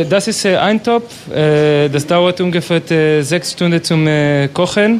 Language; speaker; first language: German; non-native, learner; Hebrew